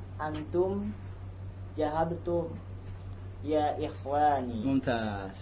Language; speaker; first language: Arabic; non-native, learner; Indonesian